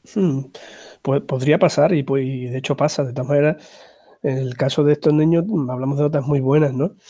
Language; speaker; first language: Spanish; native; Spanish